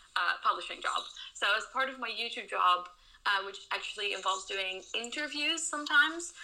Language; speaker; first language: English; non-native, fluent; Dutch